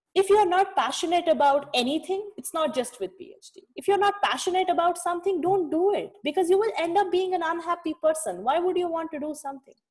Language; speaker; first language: English; non-native, local second language; Kashmiri